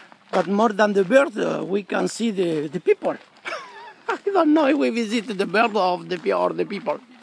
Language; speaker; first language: English; non-native, learner; French